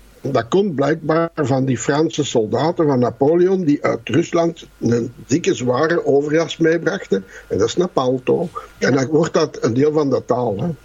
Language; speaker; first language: Dutch; native; Dutch